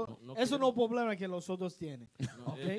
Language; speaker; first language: Spanish; non-native, learner; English